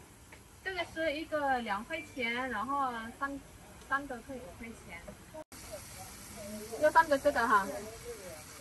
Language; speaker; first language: Chinese; non-native, fluent; Indonesian